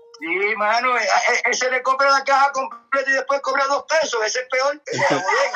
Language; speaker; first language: Spanish; early bilingual, heritage; Spanish